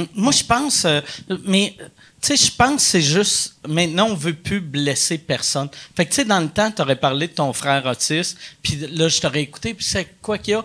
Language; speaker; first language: French; native; French